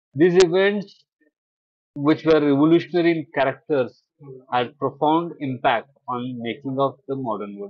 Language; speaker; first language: English; non-native, local second language; Marathi